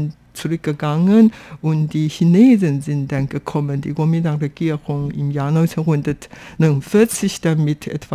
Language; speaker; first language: German; non-native, fluent; Chinese